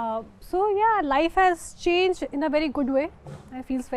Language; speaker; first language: Telugu; non-native, fluent; Hindi